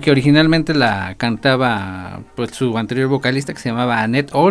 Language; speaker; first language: Spanish; native; Spanish